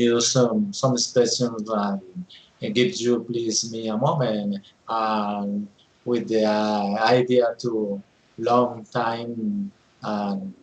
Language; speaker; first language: English; non-native, learner; Spanish